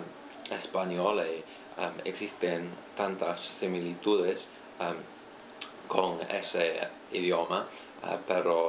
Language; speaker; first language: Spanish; non-native, fluent; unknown